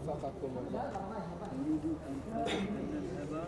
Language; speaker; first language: Arabic; non-native, learner; French